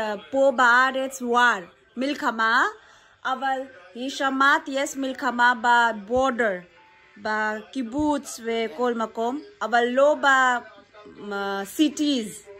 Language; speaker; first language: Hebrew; non-native, learner; Hindi